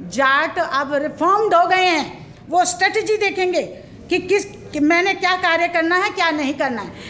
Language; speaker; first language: Hindi; native; Hindi